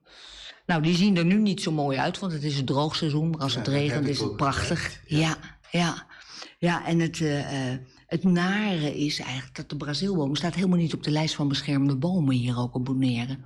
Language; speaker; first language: Dutch; native; Dutch